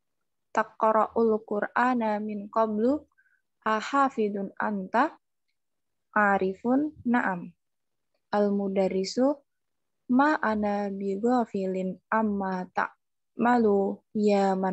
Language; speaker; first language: Arabic; non-native, learner; Indonesian